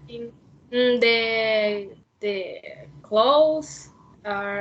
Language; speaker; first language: English; non-native, learner; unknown